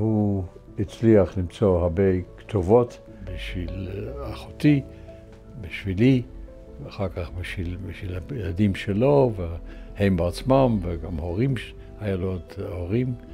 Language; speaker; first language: Hebrew; non-native, fluent; Dutch